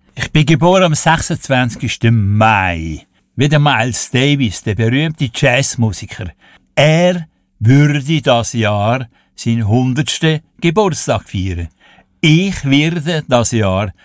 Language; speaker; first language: German; native; German